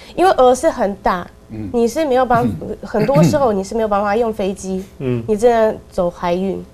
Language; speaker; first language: Chinese; non-native, fluent; Russian